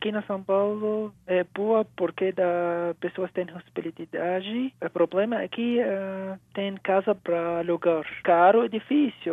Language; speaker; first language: Portuguese; non-native, learner; Arabic